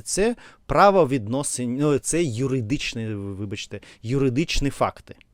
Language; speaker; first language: Ukrainian; non-native, learner; Russian